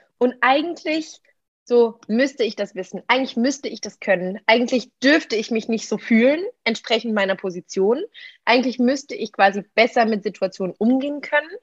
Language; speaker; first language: German; native; German